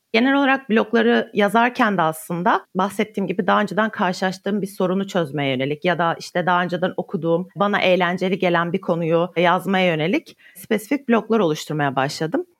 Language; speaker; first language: Turkish; native; Turkish